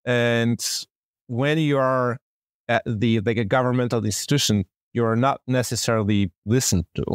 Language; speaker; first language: English; non-native, fluent; Polish